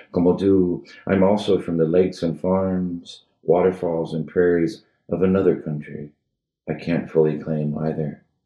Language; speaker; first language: English; early bilingual, other home language; Spanish